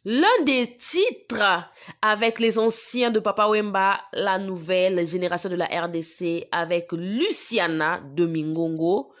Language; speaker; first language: French; non-native, local second language; Lingala